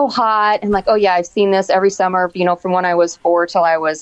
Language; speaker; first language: English; native; English